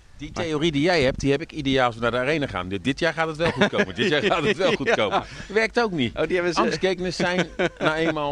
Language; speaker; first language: Dutch; native; Dutch